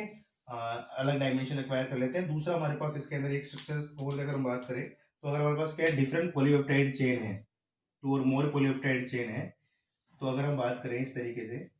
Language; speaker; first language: Hindi; native; Hindi